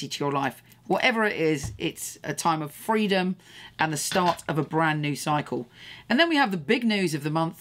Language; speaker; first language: English; native; English